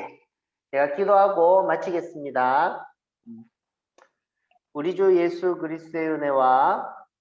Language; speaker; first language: Korean; native; Korean